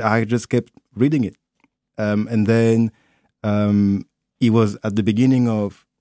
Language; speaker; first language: English; non-native, fluent; French